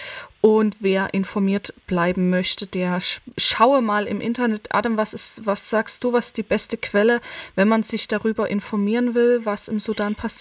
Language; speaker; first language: German; native; German